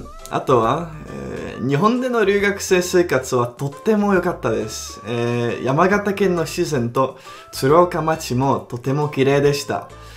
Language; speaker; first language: Japanese; non-native, fluent; Czech